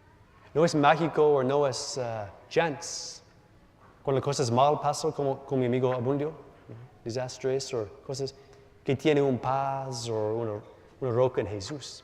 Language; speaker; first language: Spanish; non-native, learner; English